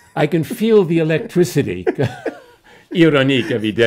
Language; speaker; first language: English; early bilingual, other home language; Romanian